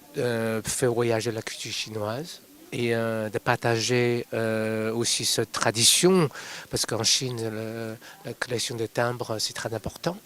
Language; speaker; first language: French; non-native, fluent; Chinese